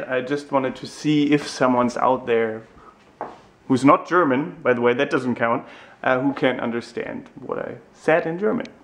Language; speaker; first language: English; non-native, fluent; German